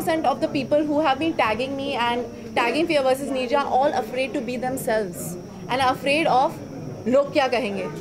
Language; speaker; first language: English; non-native, local second language; Hindi